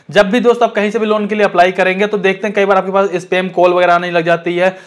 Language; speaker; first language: Hindi; native; Hindi